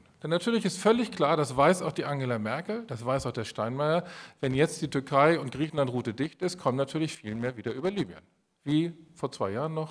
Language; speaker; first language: German; native; German